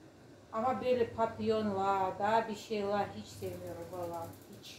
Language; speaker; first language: Turkish; non-native, fluent; Russian